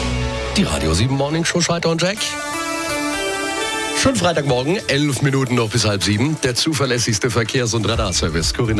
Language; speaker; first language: German; native; German